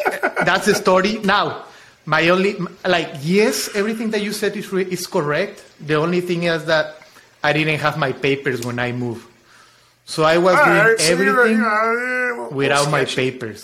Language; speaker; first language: English; non-native, fluent; Spanish